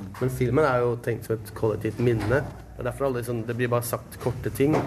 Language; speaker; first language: Norwegian; native; Norwegian